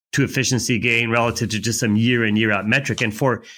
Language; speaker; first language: English; native; English